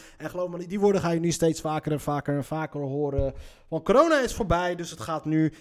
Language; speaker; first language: Dutch; early bilingual, other home language; Riffian